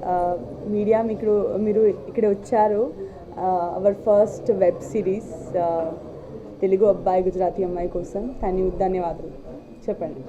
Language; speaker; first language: Telugu; non-native, learner; Gujarati